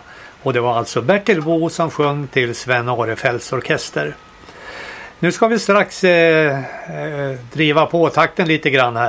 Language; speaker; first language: Swedish; native; Swedish